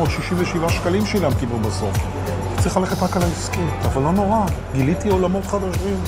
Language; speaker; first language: Hebrew; native; Hebrew